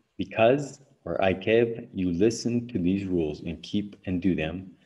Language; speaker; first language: English; native; English